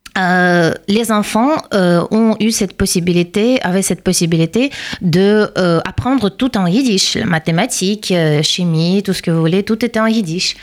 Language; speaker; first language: French; non-native, fluent; Russian